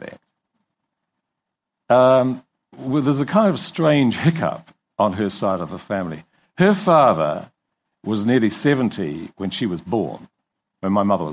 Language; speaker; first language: English; native; English